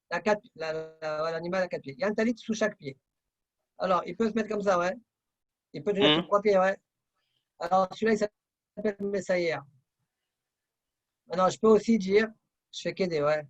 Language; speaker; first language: French; native; French